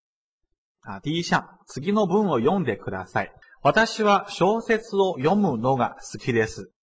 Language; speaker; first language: Japanese; non-native, fluent; Chinese